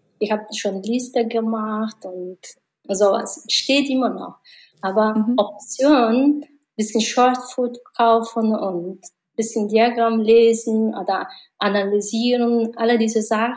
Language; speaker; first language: German; non-native, learner; Mongolian